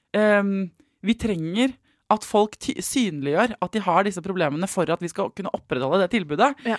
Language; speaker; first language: Norwegian; native; Norwegian